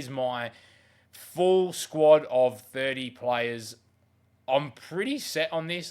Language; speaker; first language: English; native; English